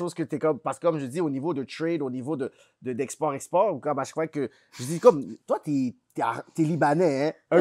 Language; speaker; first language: French; native; French